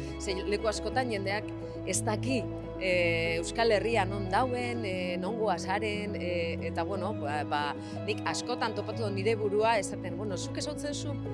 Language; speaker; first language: Basque; native; Basque